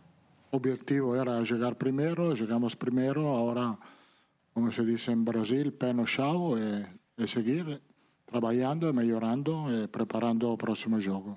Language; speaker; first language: Portuguese; non-native, learner; Italian